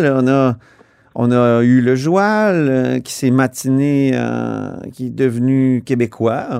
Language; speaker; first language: French; native; French